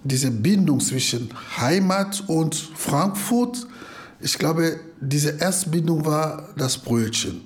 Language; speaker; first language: German; non-native, fluent; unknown